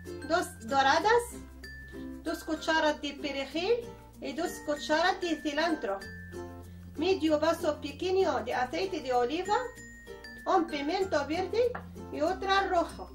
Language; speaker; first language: Spanish; non-native, learner; Arabic